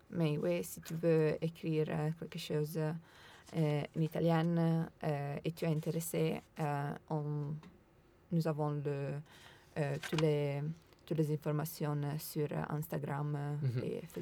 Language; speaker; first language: French; non-native, learner; Italian